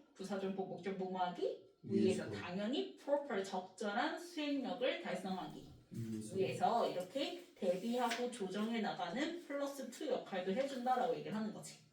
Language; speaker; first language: Korean; native; Korean